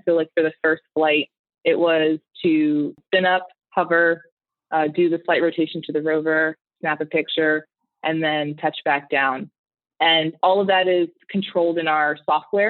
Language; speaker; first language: English; native; English